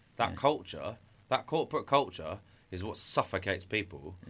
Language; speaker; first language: English; native; English